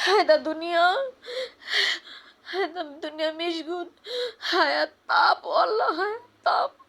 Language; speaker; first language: Arabic; non-native, learner; Bangla